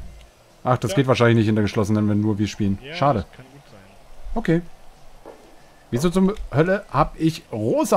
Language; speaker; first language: German; native; German